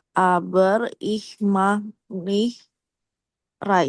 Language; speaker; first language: German; non-native, learner; Indonesian